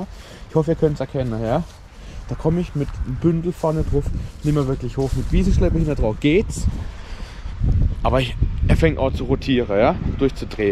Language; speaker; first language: German; native; German